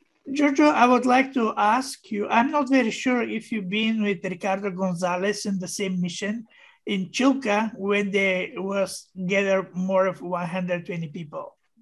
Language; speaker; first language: English; non-native, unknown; Bulgarian